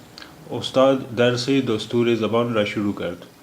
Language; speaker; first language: Persian; non-native, fluent; Urdu